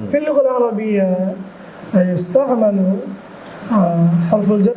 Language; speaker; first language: Arabic; non-native, fluent; Bangla